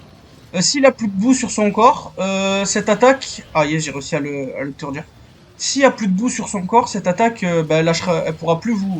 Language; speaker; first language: French; native; French